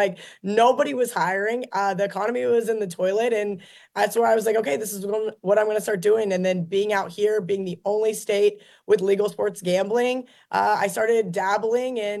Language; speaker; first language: English; native; English